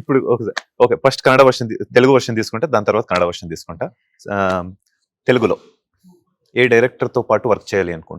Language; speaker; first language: Telugu; non-native, local second language; Kannada